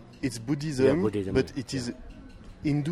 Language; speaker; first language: English; non-native, learner; French